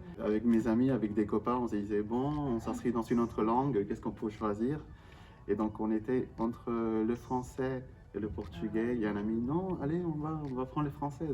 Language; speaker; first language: French; non-native, fluent; Spanish